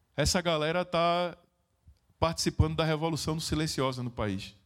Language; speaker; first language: Portuguese; native; Portuguese